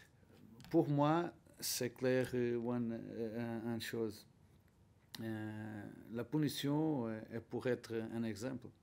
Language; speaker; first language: French; non-native, learner; Portuguese